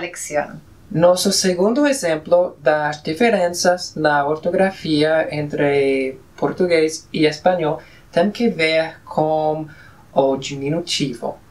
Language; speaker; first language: Portuguese; non-native, fluent; Spanish